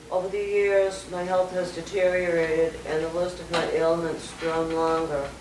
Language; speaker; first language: English; native; English